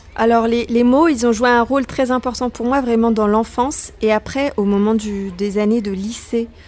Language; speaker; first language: French; native; French